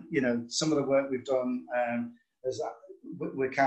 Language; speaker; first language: English; native; English